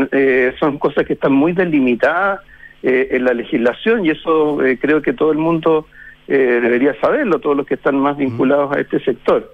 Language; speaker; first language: Spanish; native; Spanish